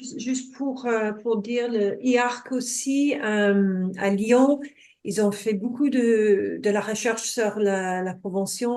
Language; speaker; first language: French; non-native, fluent; English